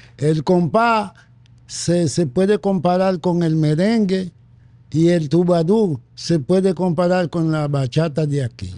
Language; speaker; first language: Spanish; non-native, fluent; Haitian Creole